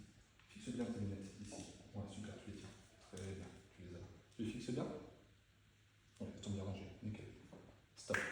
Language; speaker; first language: French; native; French